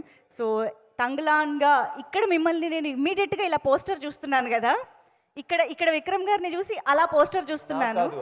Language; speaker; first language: Telugu; native; Telugu